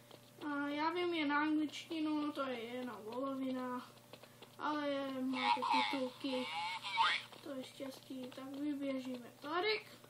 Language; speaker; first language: Czech; non-native, learner; Slovak